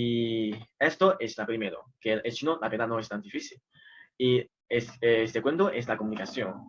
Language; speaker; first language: Spanish; non-native, fluent; Chinese